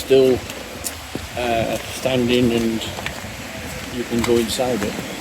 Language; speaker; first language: English; native; English